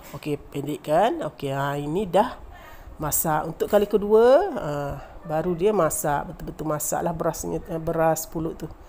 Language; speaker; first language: Malay; native; Malay